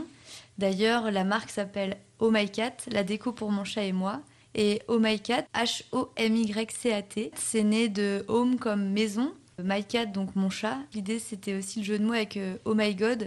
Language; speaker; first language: French; native; French